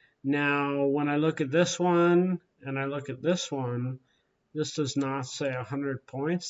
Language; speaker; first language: English; native; English